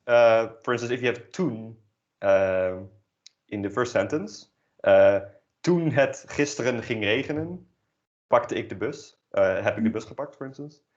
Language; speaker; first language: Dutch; native; Dutch